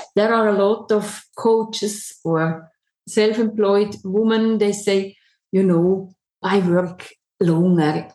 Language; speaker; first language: English; non-native, learner; German